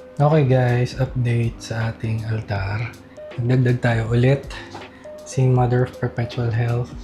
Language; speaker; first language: Filipino; native; Filipino